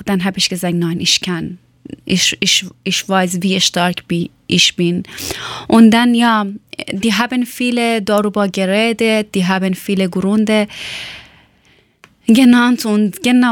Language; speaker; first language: German; non-native, learner; Persian